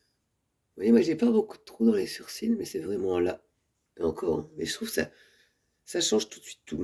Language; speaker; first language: French; native; French